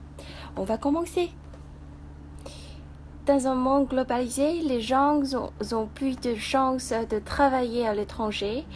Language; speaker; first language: French; non-native, fluent; Vietnamese